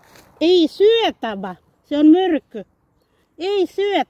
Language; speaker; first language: Finnish; non-native, learner; Cebuano